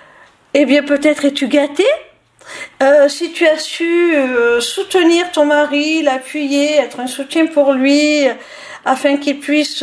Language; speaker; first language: French; native; French